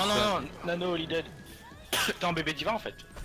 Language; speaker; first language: French; native; French